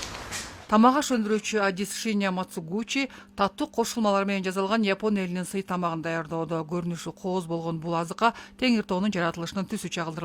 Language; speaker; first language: Kyrgyz; native; Kyrgyz